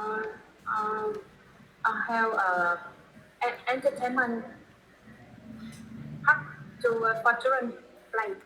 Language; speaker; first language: English; non-native, learner; Vietnamese